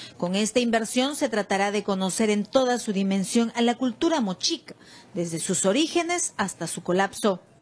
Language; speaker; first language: Spanish; native; Spanish